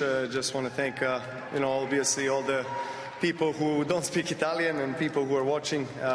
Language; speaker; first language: English; non-native, fluent; Serbian